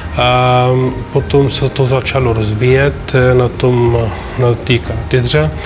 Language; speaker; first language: Czech; non-native, fluent; Arabic